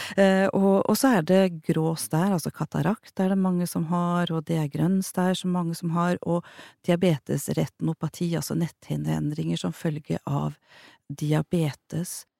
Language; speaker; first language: Norwegian; native; Norwegian